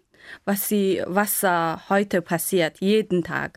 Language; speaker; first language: German; non-native, fluent; Mongolian